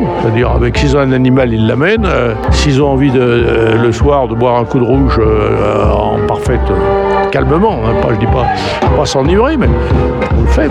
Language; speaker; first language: French; native; French